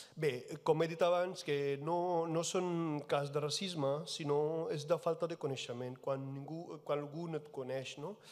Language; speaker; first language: Catalan; non-native, fluent; Punjabi